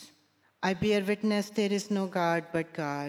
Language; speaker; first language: English; non-native, local second language; Punjabi